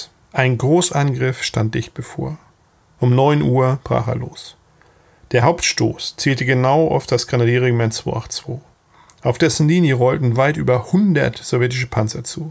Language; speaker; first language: German; native; German